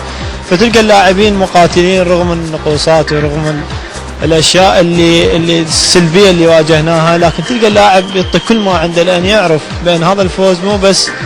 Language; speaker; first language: Arabic; native; Arabic